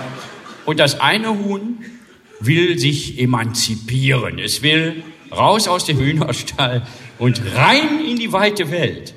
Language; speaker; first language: German; native; German